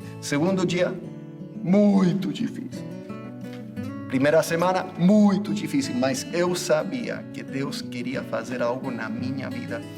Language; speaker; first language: Portuguese; non-native, fluent; English